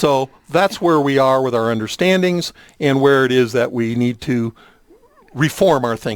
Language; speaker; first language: English; native; English